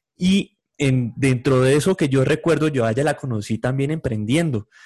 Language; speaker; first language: Spanish; native; Spanish